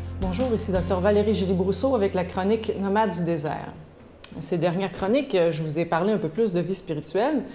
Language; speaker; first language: French; native; French